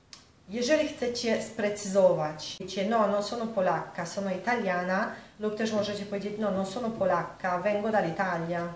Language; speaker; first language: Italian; non-native, fluent; Polish